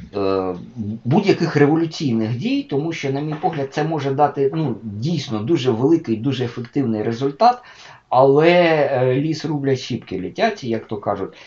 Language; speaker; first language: Ukrainian; native; Ukrainian